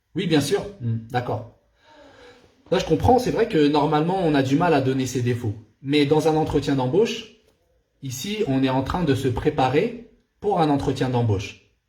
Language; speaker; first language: French; non-native, local second language; Arabic